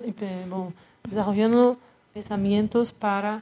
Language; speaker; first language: Spanish; non-native, learner; Portuguese